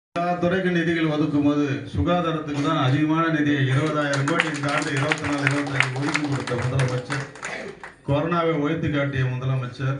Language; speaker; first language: Tamil; native; Tamil